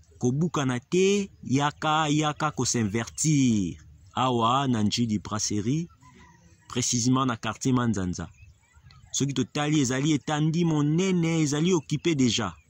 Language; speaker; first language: Lingala; native; Lingala